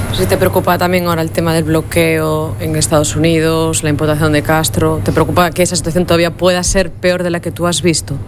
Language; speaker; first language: Spanish; native; Spanish